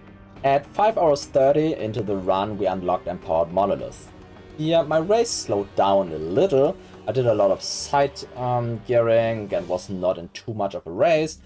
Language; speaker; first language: English; non-native, fluent; German